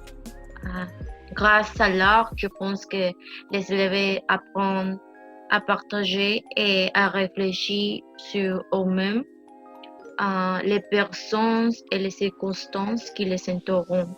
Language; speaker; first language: French; non-native, learner; Spanish